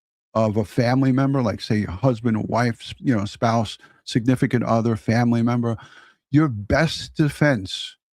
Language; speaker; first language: English; native; English